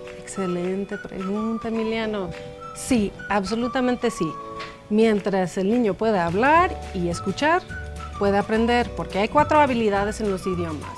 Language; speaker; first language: Spanish; non-native, fluent; English